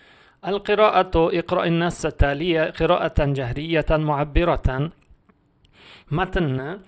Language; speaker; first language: Arabic; non-native, fluent; Uzbek